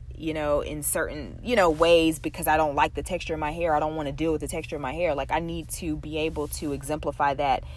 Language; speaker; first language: English; native; English